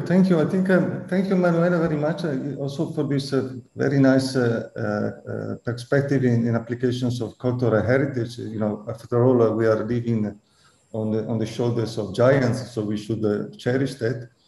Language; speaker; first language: English; non-native, fluent; Italian